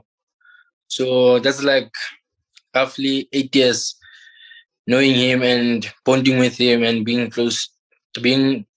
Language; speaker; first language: English; non-native, local second language; Southern Sotho